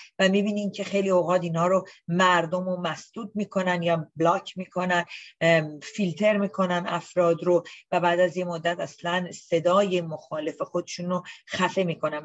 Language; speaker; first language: Persian; native; Persian